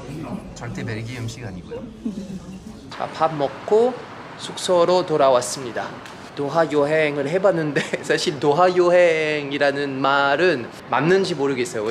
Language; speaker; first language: Korean; non-native, fluent; French